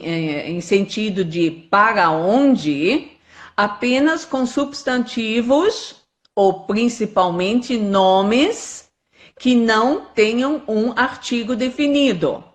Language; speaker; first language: Portuguese; non-native, fluent; German